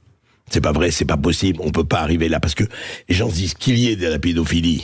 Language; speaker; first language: French; native; French